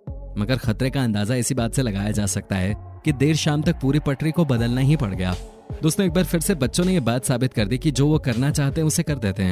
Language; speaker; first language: Hindi; native; Hindi